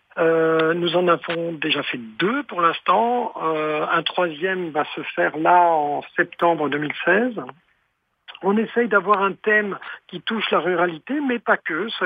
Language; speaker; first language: French; native; French